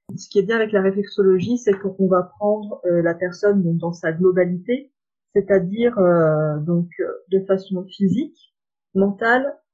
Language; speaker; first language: French; native; French